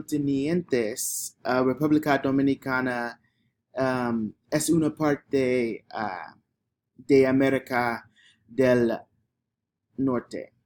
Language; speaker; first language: Spanish; non-native, learner; English